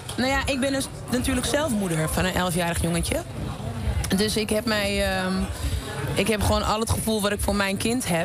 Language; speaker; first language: Dutch; native; Dutch